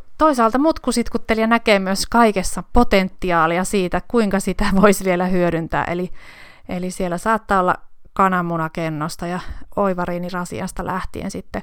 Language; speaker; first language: Finnish; native; Finnish